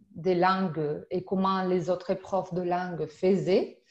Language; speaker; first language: French; non-native, fluent; Spanish